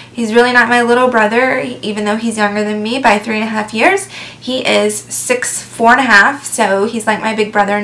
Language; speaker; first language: English; native; English